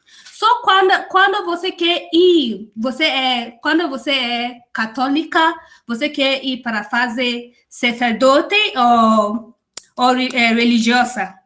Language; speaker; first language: Portuguese; non-native, learner; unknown